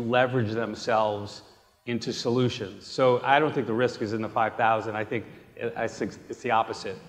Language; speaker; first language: English; native; English